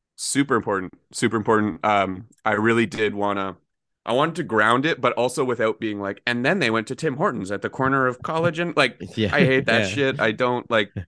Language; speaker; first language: English; native; English